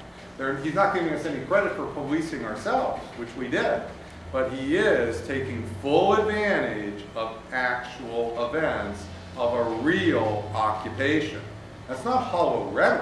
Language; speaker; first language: English; native; English